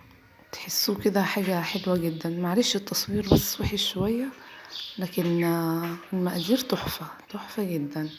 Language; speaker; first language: Arabic; native; Arabic